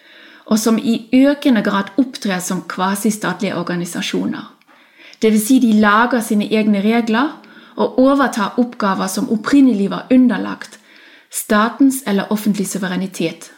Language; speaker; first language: Norwegian; non-native, fluent; German